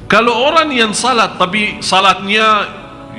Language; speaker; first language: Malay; non-native, fluent; Arabic